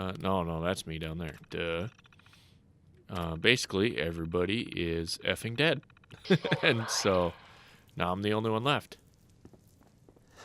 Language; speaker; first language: English; native; English